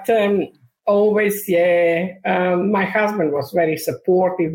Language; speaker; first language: English; non-native, learner; Macedonian